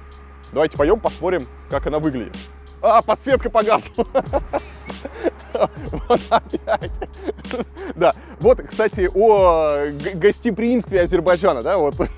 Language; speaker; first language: Russian; native; Russian